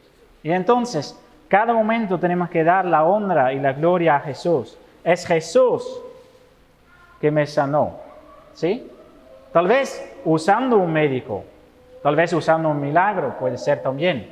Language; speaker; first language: Spanish; non-native, fluent; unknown